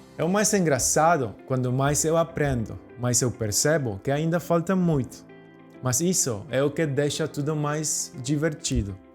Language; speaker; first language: Portuguese; non-native, fluent; Polish